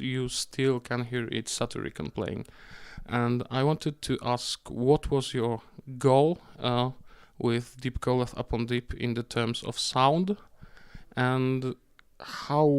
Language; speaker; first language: English; non-native, fluent; Polish